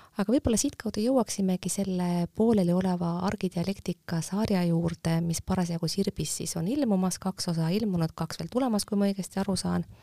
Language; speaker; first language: Estonian; native; Estonian